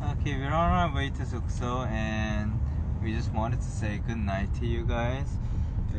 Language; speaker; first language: English; early bilingual, heritage; Korean